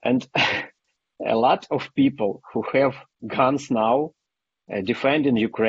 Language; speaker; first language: English; non-native, fluent; Ukrainian